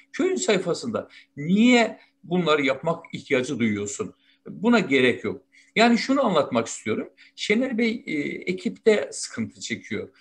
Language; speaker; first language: Turkish; native; Turkish